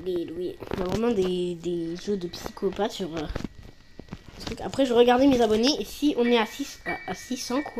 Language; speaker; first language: French; native; French